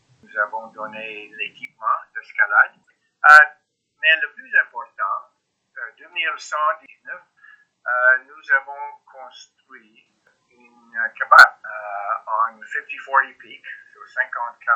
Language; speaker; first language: French; non-native, learner; English